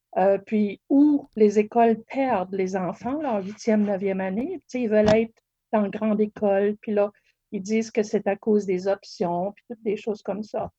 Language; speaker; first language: French; native; French